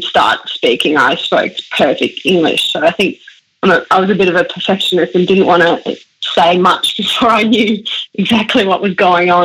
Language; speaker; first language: English; early bilingual, other home language; German